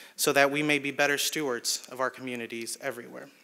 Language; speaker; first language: English; early bilingual, other home language; Spanish